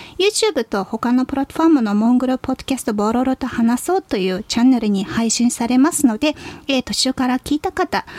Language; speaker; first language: Japanese; non-native, fluent; Mongolian